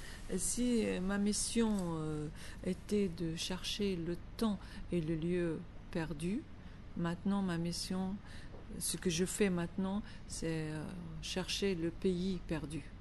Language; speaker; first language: French; non-native, fluent; Arabic